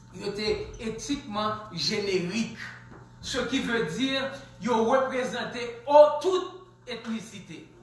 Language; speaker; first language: French; non-native, local second language; Haitian Creole